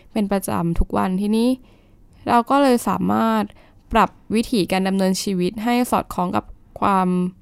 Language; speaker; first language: Thai; native; Thai